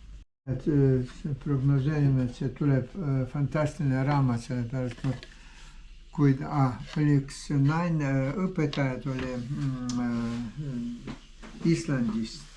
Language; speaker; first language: Estonian; non-native, learner; Ukrainian